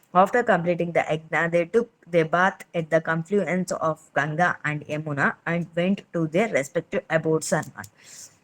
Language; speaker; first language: English; non-native, local second language; Telugu